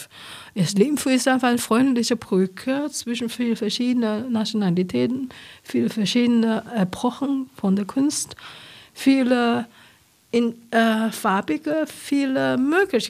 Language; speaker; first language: German; non-native, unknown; Chinese